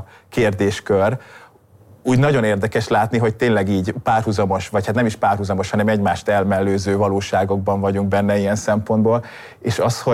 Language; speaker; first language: Hungarian; native; Hungarian